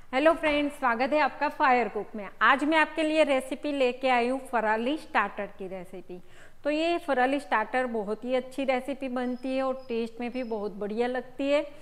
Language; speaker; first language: Hindi; non-native, local second language; Gujarati